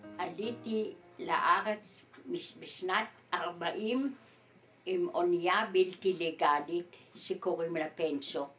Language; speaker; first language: Hebrew; early bilingual, other home language; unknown